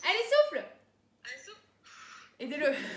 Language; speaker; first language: French; native; French